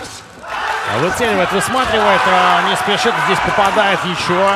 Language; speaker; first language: Russian; native; Russian